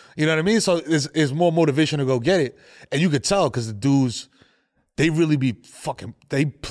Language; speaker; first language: English; native; English